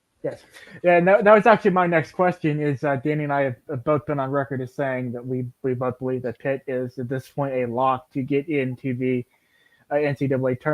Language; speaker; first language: English; native; English